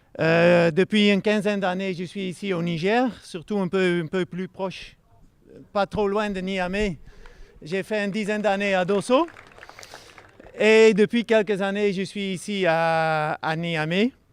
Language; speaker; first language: French; non-native, fluent; Dutch